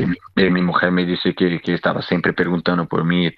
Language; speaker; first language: Spanish; non-native, learner; Portuguese